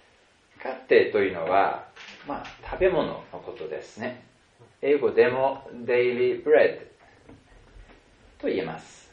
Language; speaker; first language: Japanese; non-native, fluent; German